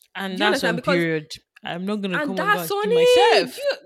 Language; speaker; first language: English; non-native, local second language; Yoruba